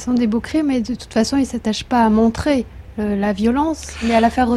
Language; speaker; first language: French; native; French